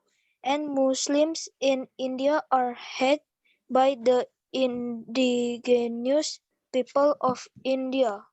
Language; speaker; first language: English; non-native, learner; Indonesian